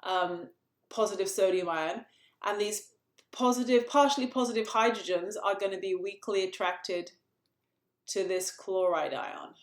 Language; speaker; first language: English; native; English